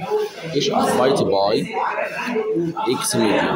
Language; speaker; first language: German; non-native, learner; Arabic